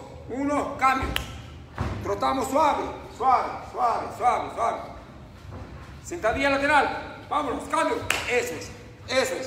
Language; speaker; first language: Spanish; native; Spanish